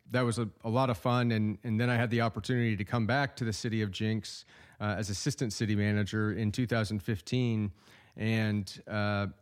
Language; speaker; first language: English; native; English